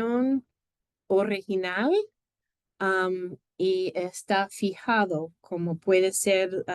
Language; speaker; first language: Spanish; non-native, fluent; English